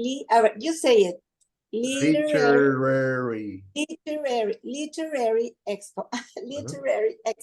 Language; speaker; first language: English; non-native, learner; Spanish